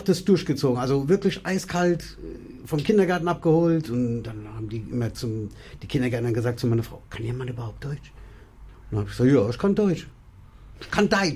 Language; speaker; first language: German; non-native, fluent; English